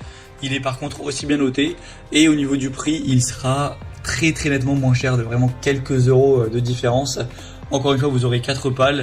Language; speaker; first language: French; native; French